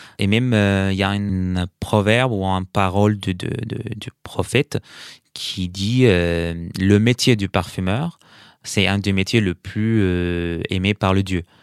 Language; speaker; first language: French; non-native, fluent; Arabic